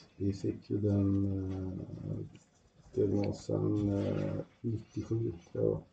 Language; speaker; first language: Swedish; native; Swedish